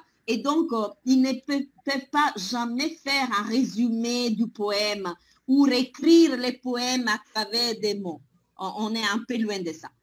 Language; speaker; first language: French; non-native, fluent; Italian